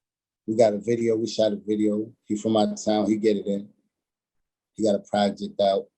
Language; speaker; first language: English; native; English